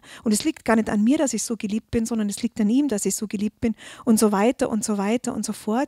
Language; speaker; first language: German; native; German